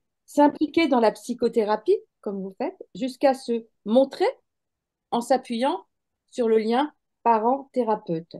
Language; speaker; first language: French; native; French